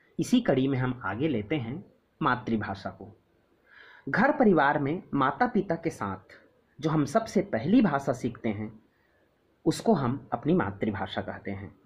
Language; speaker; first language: Hindi; native; Hindi